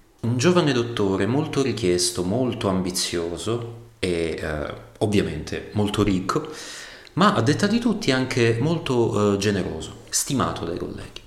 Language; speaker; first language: Italian; native; Italian